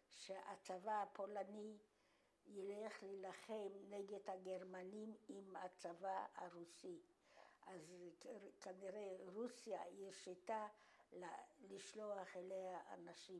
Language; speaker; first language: Hebrew; non-native, fluent; Polish